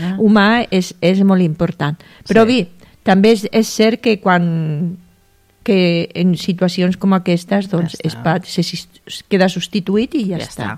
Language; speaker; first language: Catalan; native; Catalan